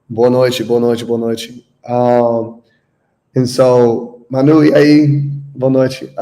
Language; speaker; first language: Portuguese; non-native, learner; English